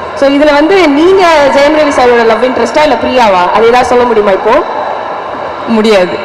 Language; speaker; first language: Tamil; native; Tamil